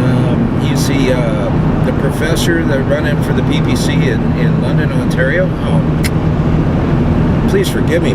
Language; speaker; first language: English; native; English